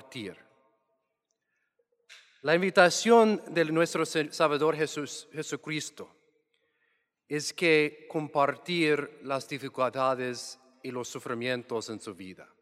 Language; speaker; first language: Spanish; non-native, fluent; English